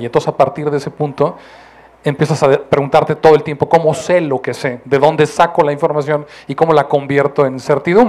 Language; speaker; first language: Spanish; native; Spanish